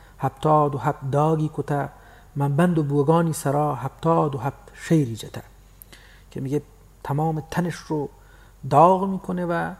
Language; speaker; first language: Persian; non-native, local second language; Baluchi